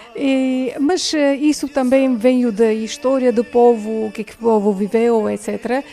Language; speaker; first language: Portuguese; non-native, fluent; Armenian